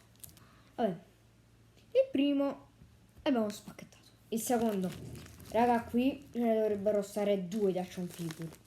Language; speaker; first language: Italian; native; Italian